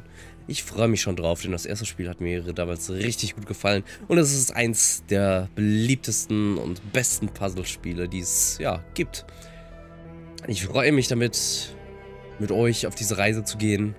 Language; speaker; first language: German; native; German